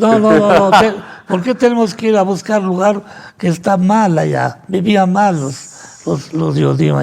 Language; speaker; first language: Spanish; non-native, fluent; Arabic